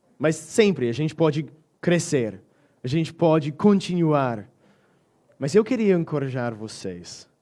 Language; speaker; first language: Portuguese; non-native, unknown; English